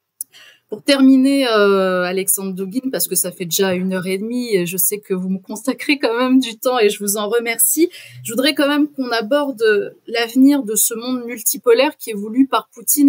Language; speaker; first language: French; native; French